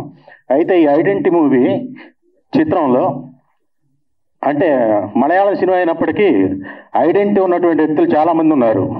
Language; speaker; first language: Telugu; native; Telugu